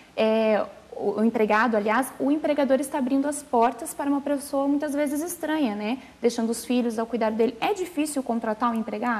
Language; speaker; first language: Portuguese; native; Portuguese